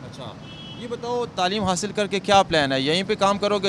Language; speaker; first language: Urdu; native; Urdu